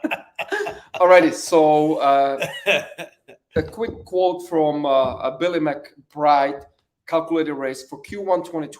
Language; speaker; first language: English; native; English